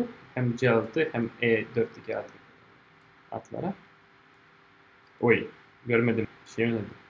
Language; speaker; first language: Turkish; non-native, fluent; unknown